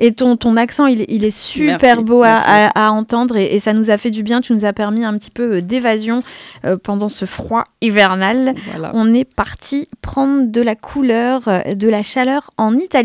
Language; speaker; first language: French; native; French